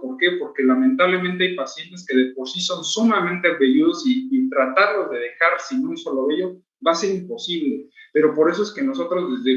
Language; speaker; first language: Spanish; native; Spanish